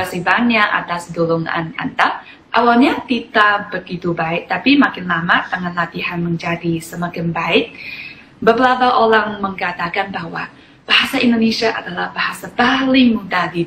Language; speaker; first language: Indonesian; non-native, fluent; Chinese